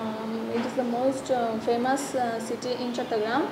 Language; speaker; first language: English; non-native, learner; Bangla